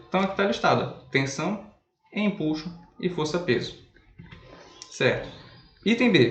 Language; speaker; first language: Portuguese; native; Portuguese